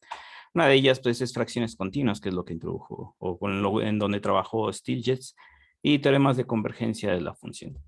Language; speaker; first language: Spanish; native; Spanish